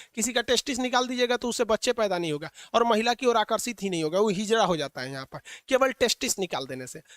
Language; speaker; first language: Hindi; native; Hindi